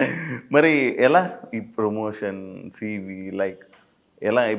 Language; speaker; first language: Telugu; native; Telugu